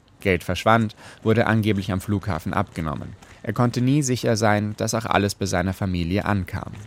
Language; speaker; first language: German; native; German